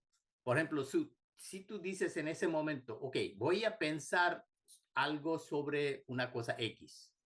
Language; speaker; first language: Spanish; non-native, fluent; Bangla